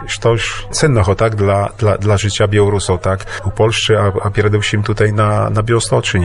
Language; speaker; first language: Polish; non-native, learner; Belarusian